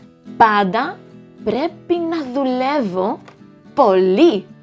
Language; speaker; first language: Greek; non-native, learner; Spanish